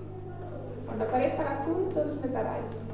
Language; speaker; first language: Spanish; native; Spanish